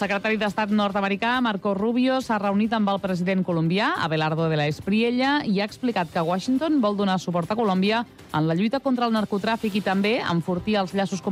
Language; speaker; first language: Catalan; native; Catalan